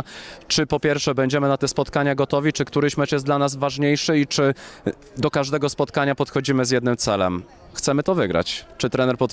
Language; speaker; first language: Polish; native; Polish